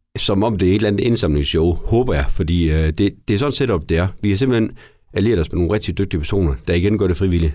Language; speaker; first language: Danish; native; Danish